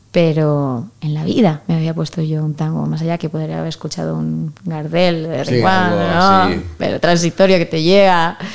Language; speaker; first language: Spanish; native; Spanish